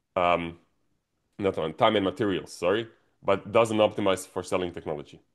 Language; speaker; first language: English; non-native, fluent; Croatian